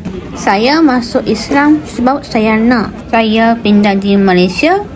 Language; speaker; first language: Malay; non-native, learner; Japanese